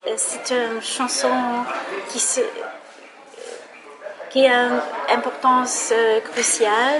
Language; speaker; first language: French; non-native, fluent; Hungarian